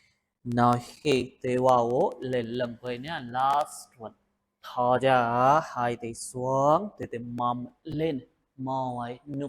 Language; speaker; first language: Vietnamese; non-native, learner; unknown